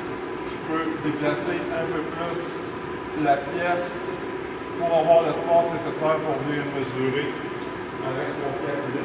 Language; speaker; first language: French; native; French